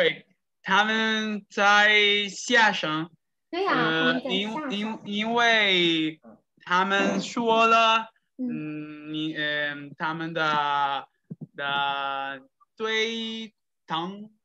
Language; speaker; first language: Chinese; non-native, learner; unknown